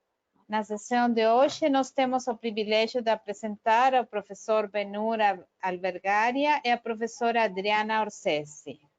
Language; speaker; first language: Portuguese; non-native, fluent; Spanish